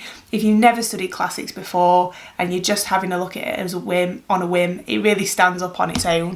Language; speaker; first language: English; native; English